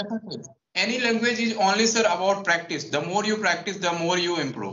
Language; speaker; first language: English; non-native, local second language; Hindi